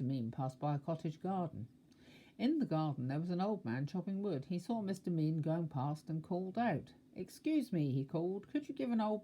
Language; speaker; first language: English; native; English